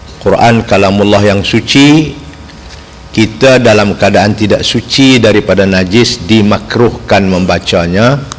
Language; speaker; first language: Malay; native; Malay